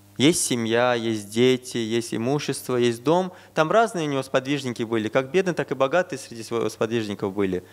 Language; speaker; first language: Russian; non-native, fluent; Azerbaijani